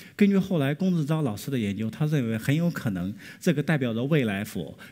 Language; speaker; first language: Chinese; native; Chinese